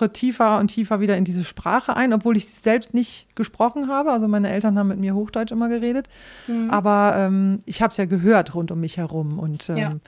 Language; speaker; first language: German; native; German